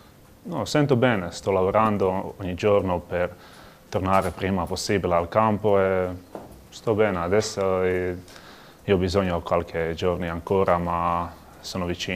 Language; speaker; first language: Italian; non-native, learner; Croatian